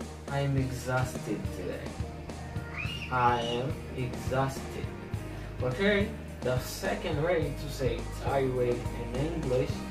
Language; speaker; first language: English; non-native, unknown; Haitian Creole